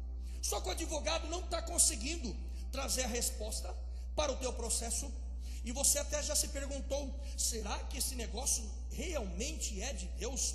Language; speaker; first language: Portuguese; native; Portuguese